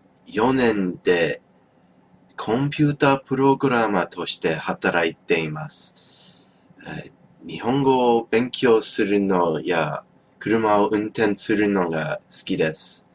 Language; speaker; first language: Japanese; non-native, learner; English